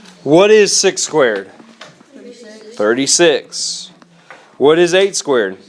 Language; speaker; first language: English; native; English